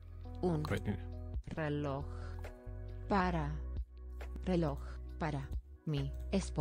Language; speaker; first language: Spanish; non-native, learner; English